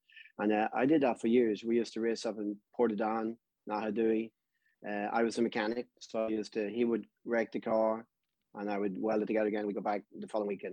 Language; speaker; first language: English; native; English